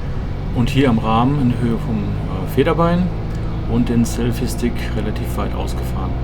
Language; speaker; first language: German; native; German